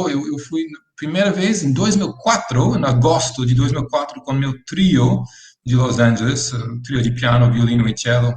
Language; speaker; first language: Portuguese; non-native, fluent; English